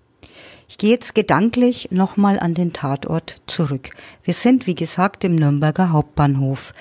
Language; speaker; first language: German; native; German